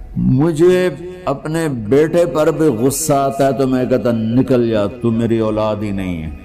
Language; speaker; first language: Urdu; non-native, local second language; Punjabi